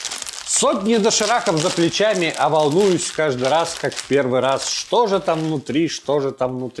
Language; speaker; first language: Russian; native; Russian